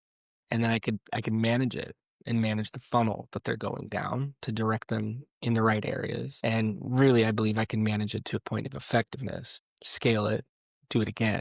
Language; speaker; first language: English; native; English